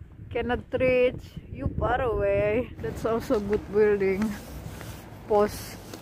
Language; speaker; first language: English; non-native, learner; Indonesian